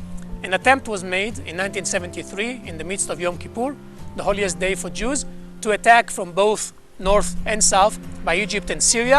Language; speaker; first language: English; non-native, fluent; Hebrew